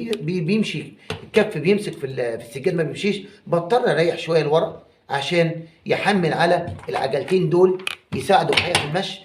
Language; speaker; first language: Arabic; native; Arabic